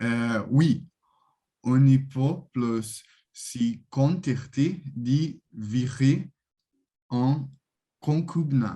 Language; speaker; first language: French; non-native, learner; Portuguese